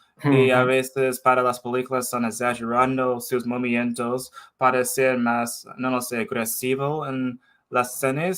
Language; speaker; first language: Spanish; non-native, fluent; English